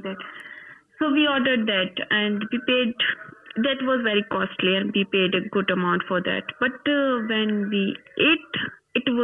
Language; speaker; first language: English; non-native, local second language; Hindi